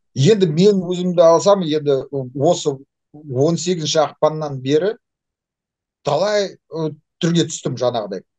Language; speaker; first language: Kazakh; non-native, local second language; Russian